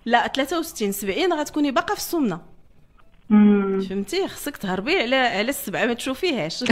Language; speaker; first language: Arabic; native; Arabic